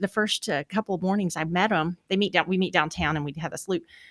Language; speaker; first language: English; native; English